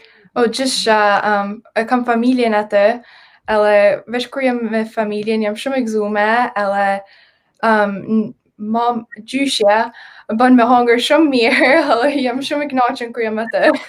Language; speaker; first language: Albanian; early bilingual, heritage; Albanian